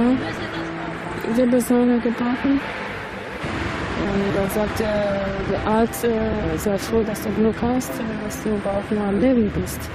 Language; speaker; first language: German; non-native, fluent; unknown